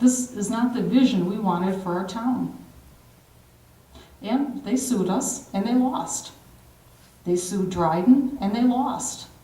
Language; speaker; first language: English; native; English